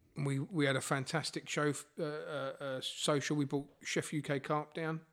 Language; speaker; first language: English; native; English